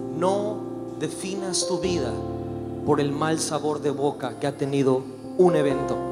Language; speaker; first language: Spanish; native; Spanish